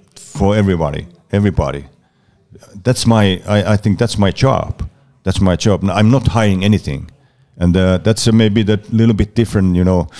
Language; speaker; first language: English; non-native, learner; Finnish